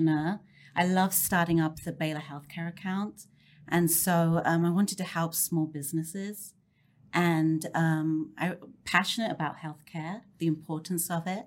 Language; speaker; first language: English; native; English